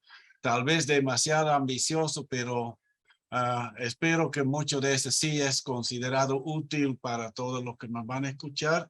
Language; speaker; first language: Spanish; non-native, fluent; Dutch